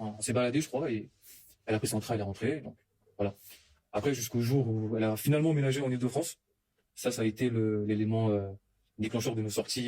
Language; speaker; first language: French; native; French